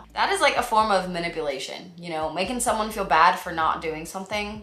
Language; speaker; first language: English; native; English